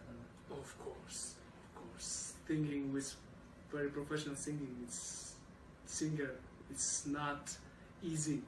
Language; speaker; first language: English; non-native, learner; Kazakh